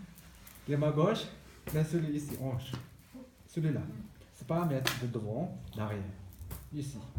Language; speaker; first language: French; non-native, learner; Tibetan